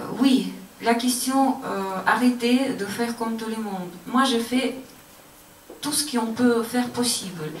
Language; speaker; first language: French; non-native, learner; Russian